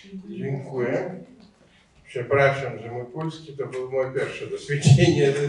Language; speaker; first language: Polish; non-native, learner; Ukrainian